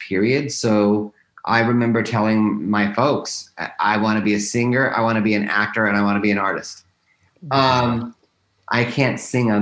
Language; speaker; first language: English; native; English